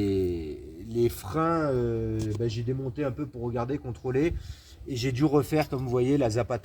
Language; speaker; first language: French; native; French